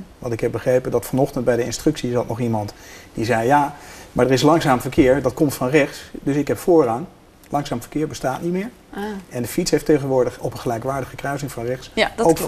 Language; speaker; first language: Dutch; native; Dutch